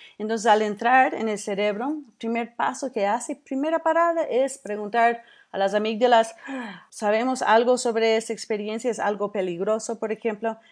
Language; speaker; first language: Spanish; non-native, fluent; English